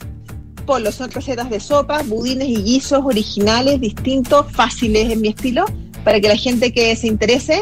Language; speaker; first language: Spanish; native; Spanish